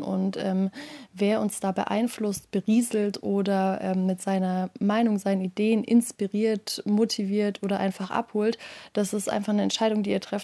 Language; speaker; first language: German; native; German